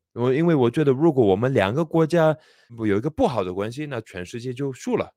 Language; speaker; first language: Chinese; non-native, fluent; English